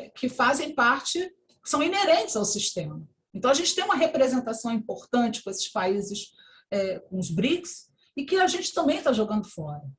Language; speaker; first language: Portuguese; native; Portuguese